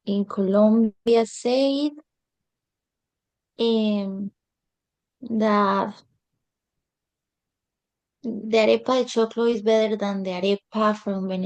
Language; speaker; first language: English; non-native, learner; Spanish